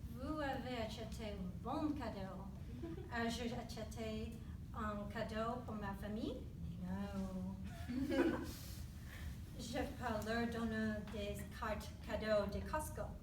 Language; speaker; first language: French; non-native, learner; English